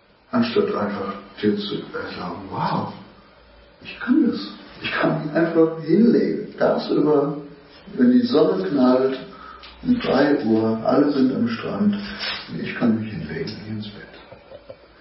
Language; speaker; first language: German; native; German